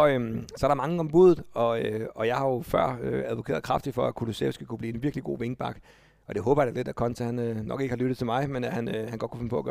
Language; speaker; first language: Danish; native; Danish